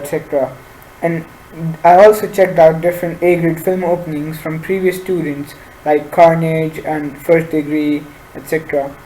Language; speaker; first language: English; non-native, local second language; Urdu